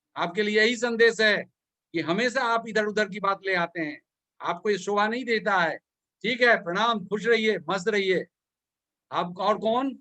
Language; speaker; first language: Hindi; native; Hindi